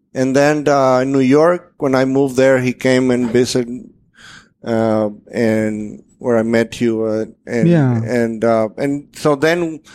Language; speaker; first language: English; non-native, fluent; Spanish